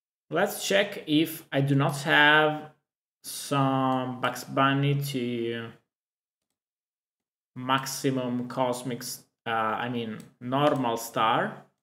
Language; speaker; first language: English; non-native, fluent; Italian